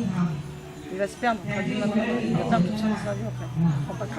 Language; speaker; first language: French; native; French